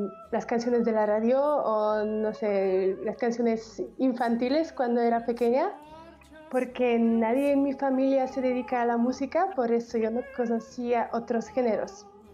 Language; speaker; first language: Spanish; non-native, fluent; Polish